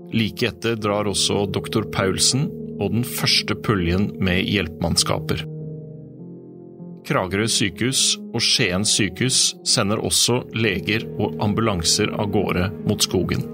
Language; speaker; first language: Norwegian; native; Norwegian